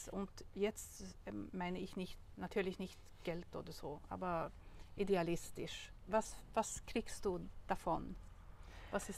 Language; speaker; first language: German; non-native, learner; Swedish